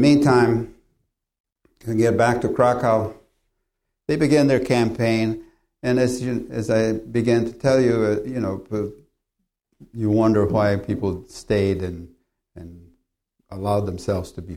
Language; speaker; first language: English; early bilingual, other home language; Polish